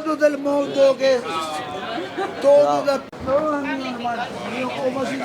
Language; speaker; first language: Spanish; non-native, learner; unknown